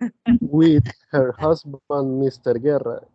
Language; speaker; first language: English; non-native, learner; Spanish